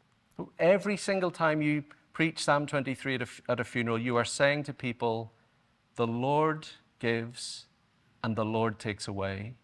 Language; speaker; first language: English; native; English